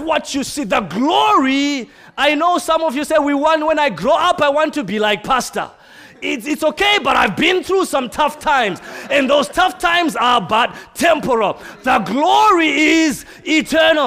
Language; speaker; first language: English; non-native, local second language; Shona